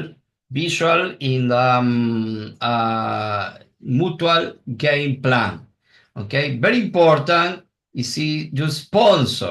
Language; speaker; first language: English; non-native, learner; Spanish